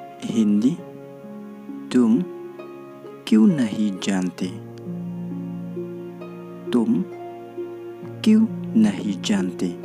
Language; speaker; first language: Hindi; non-native, local second language; Khasi